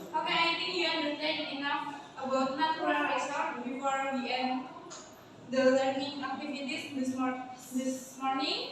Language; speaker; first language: English; non-native, learner; Indonesian